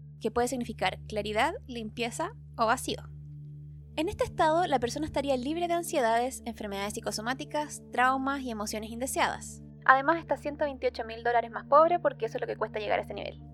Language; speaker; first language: Spanish; native; Spanish